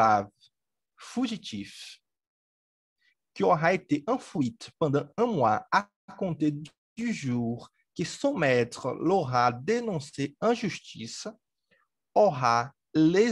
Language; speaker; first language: French; native; French